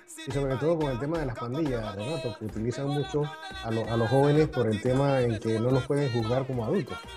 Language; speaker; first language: Spanish; native; Spanish